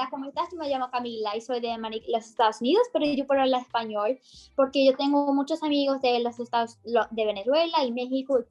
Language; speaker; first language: Spanish; non-native, learner; English